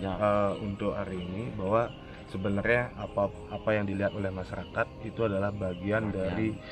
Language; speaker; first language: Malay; non-native, local second language; Balinese